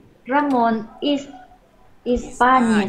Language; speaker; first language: Russian; non-native, learner; Vietnamese